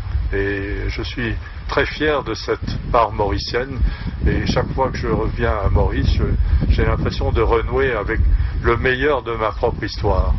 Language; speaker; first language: French; native; French